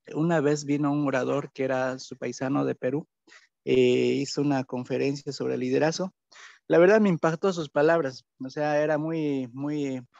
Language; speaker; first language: Spanish; native; Spanish